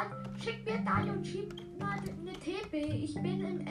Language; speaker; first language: German; native; German